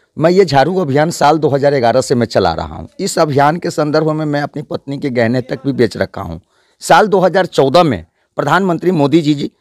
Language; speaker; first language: Hindi; native; Hindi